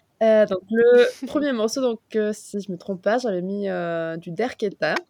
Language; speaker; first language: French; non-native, fluent; Spanish